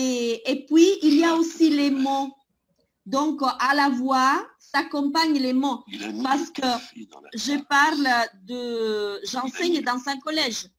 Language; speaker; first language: French; non-native, fluent; Italian